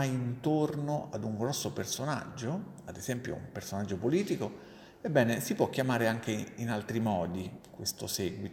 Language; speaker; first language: Italian; native; Italian